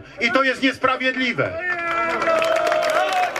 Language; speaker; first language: Polish; native; Polish